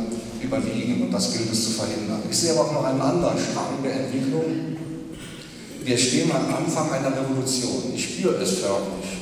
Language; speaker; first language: German; native; German